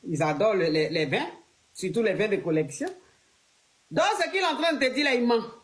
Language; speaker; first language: French; native; French